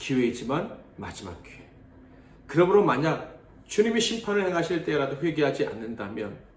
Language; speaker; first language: Korean; native; Korean